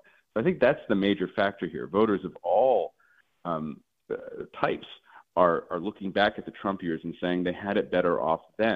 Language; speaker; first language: English; native; English